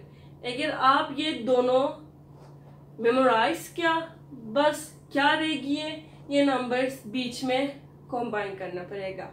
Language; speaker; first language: Hindi; non-native, fluent; Turkish